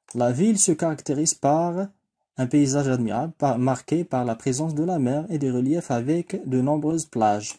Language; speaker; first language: French; non-native, local second language; Arabic